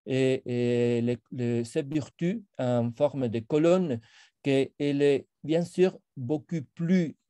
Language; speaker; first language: French; non-native, fluent; Spanish